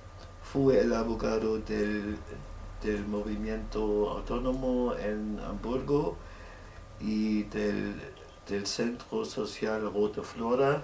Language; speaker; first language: Spanish; non-native, learner; German